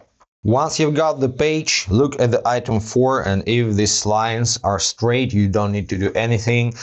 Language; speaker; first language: English; non-native, fluent; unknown